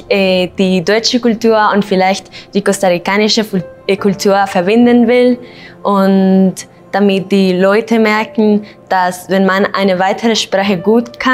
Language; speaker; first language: German; non-native, fluent; Spanish